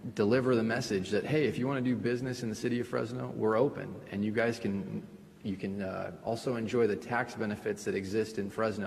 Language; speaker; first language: English; early bilingual, other home language; Spanish